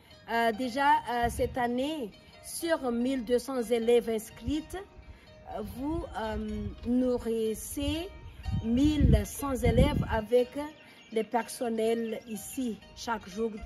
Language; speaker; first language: French; non-native, local second language; Malagasy